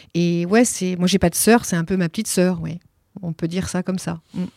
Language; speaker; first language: French; early bilingual, other home language; Italian